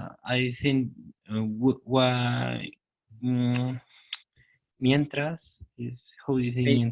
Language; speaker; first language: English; non-native, learner; Spanish